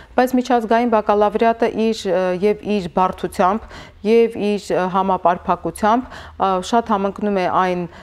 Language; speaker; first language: Armenian; native; Armenian